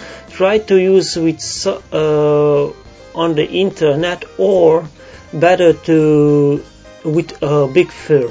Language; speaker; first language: English; non-native, learner; Romanian